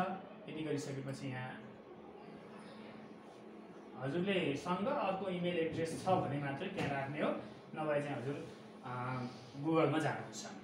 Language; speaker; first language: Nepali; native; Nepali